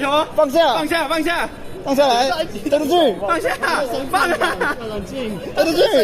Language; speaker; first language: Chinese; native; Chinese